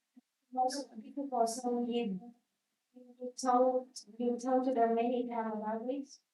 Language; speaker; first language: English; non-native, learner; Vietnamese